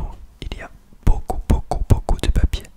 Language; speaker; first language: French; non-native, learner; English